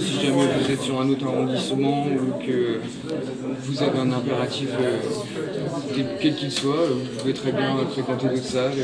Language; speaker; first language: French; native; French